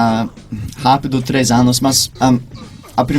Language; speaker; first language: Portuguese; non-native, fluent; English